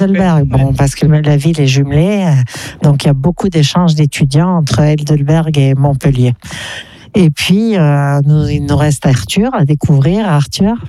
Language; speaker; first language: French; native; French